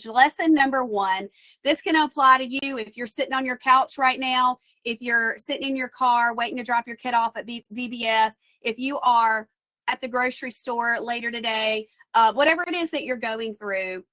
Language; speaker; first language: English; native; English